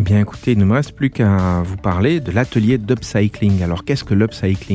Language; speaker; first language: French; native; French